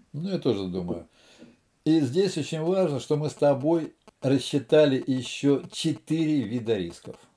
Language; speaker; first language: Russian; native; Russian